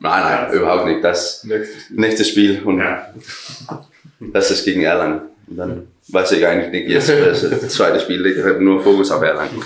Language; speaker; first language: German; non-native, learner; Danish